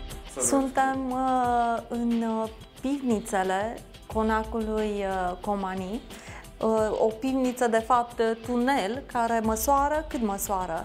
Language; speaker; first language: Romanian; native; Romanian